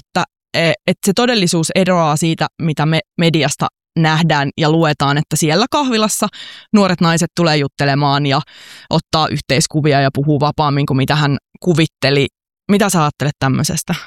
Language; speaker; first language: Finnish; native; Finnish